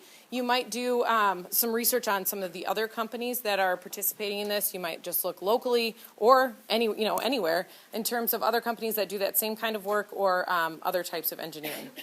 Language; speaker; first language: English; native; English